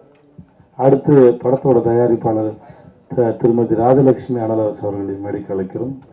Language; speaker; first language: Tamil; native; Tamil